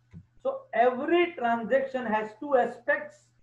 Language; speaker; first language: Hindi; non-native, local second language; Gujarati